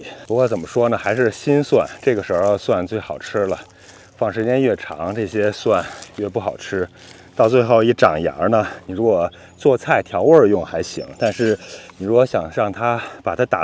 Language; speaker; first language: Chinese; native; Chinese